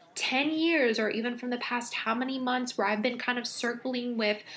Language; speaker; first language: English; native; English